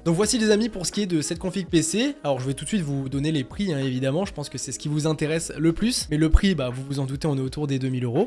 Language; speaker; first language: French; native; French